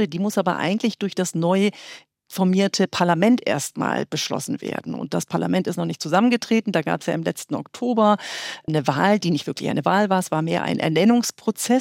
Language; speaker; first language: German; native; German